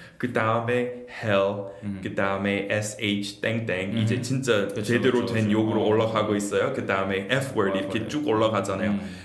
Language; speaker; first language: Korean; non-native, fluent; English